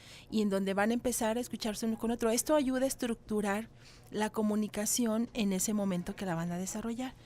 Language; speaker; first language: Spanish; native; Spanish